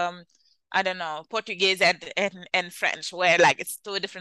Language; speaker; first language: English; non-native, fluent; Wolof